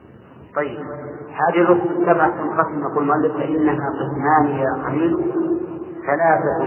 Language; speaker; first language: Arabic; native; Arabic